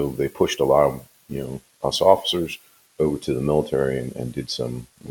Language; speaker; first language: English; native; English